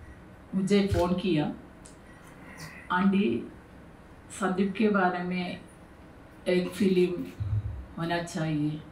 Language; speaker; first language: Hindi; non-native, local second language; Malayalam